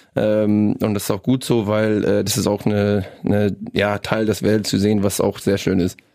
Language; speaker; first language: German; non-native, fluent; English